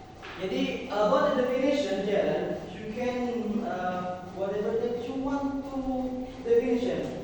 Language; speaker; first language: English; non-native, learner; Indonesian